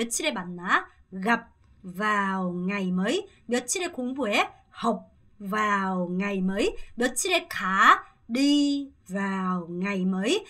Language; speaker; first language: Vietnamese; non-native, fluent; Korean